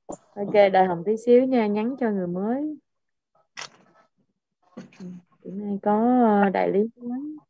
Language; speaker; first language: Vietnamese; native; Vietnamese